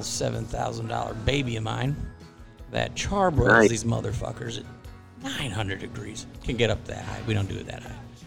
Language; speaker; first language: English; native; English